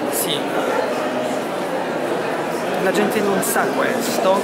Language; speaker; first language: Italian; non-native, fluent; French